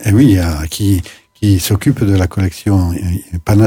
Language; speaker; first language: French; native; French